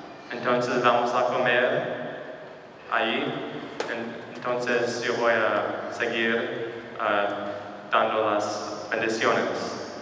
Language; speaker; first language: Spanish; non-native, fluent; English